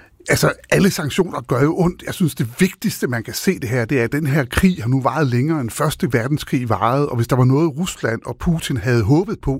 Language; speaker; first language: Danish; native; Danish